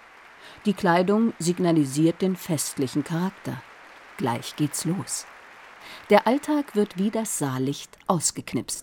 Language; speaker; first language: German; native; German